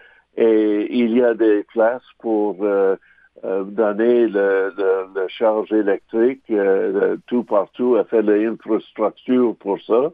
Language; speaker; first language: French; non-native, local second language; English